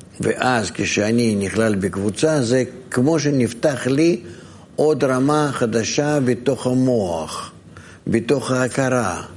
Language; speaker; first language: Hebrew; non-native, fluent; Russian